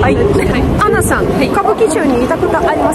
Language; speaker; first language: Japanese; non-native, fluent; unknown